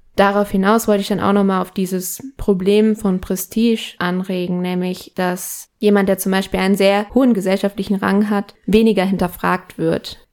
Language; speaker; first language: German; non-native, fluent; Spanish